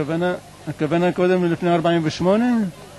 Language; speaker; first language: Hebrew; non-native, fluent; Arabic